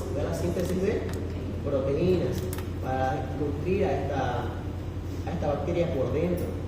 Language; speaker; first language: Spanish; native; Spanish